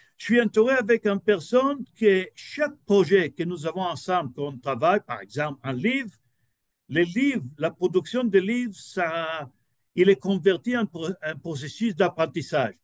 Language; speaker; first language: French; non-native, fluent; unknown